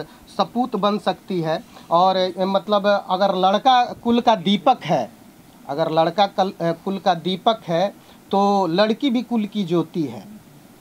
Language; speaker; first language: Hindi; native; Hindi